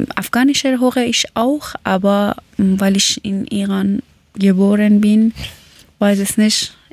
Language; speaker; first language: German; non-native, learner; Persian